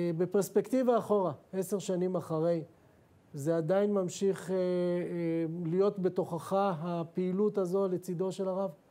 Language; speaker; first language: Hebrew; native; Hebrew